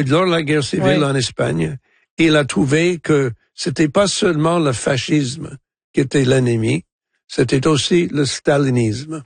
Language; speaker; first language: French; non-native, local second language; English